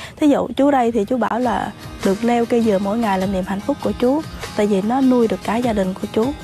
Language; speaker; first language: Vietnamese; non-native, local second language; Khmer